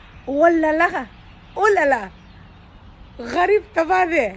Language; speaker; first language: Hindi; non-native, local second language; Pashto